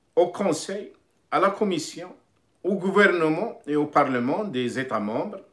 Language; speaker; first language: French; non-native, local second language; Arabic